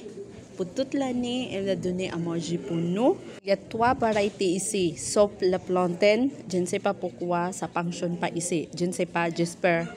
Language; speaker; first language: French; non-native, learner; Filipino